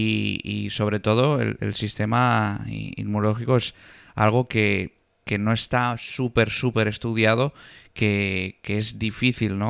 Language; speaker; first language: Spanish; native; Spanish